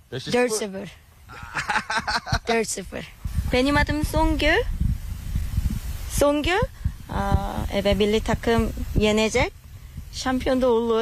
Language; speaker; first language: Turkish; non-native, learner; Korean